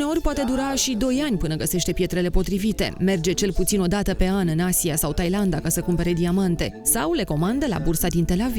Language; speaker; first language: Romanian; native; Romanian